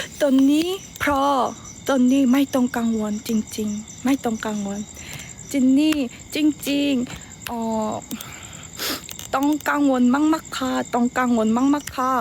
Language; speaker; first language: Thai; non-native, learner; Korean